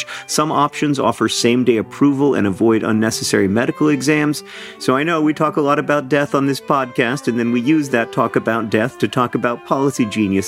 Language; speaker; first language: English; native; English